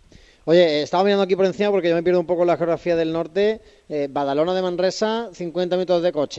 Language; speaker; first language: Spanish; native; Spanish